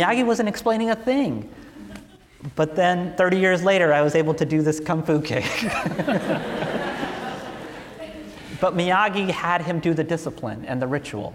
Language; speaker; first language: English; native; English